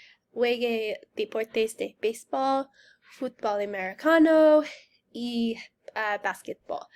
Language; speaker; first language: Spanish; non-native, learner; English